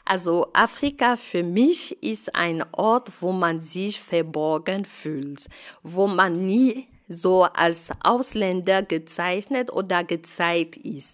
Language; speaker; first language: German; non-native, fluent; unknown